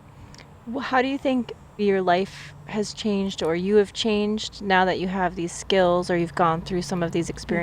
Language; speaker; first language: English; native; English